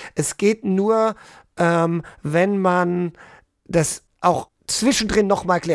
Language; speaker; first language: German; native; German